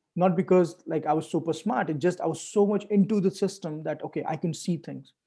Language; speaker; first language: English; non-native, local second language; Hindi